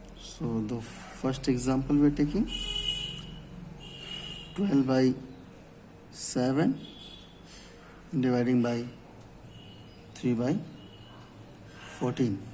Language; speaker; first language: English; non-native, local second language; Hindi